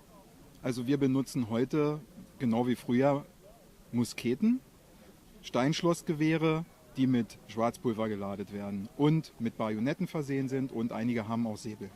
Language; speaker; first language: German; native; German